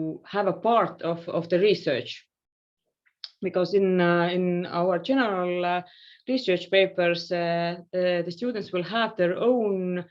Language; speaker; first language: English; non-native, fluent; Estonian